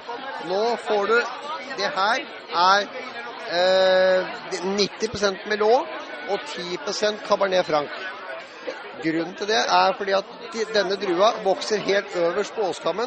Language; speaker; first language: Norwegian; native; Norwegian